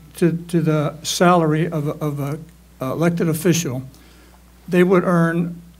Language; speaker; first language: English; native; English